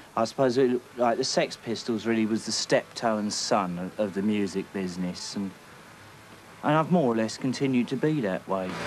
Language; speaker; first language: English; native; English